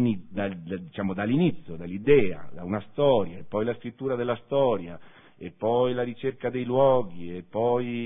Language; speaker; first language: Italian; native; Italian